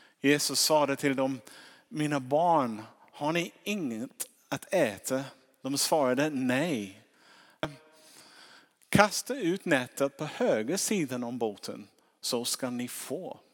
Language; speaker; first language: Swedish; non-native, fluent; English